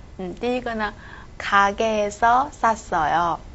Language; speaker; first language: Korean; non-native, fluent; Chinese